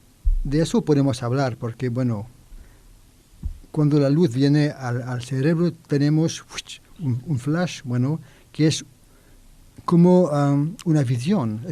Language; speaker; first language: Spanish; non-native, learner; French